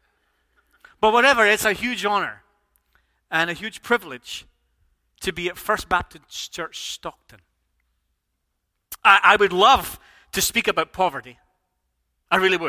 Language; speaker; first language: English; native; English